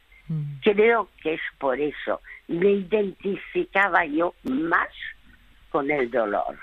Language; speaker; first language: Spanish; early bilingual, other home language; French